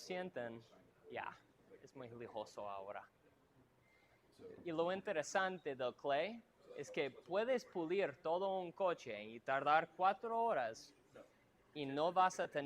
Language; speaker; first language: Spanish; non-native, fluent; English